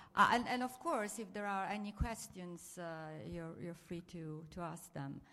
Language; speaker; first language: English; non-native, fluent; Italian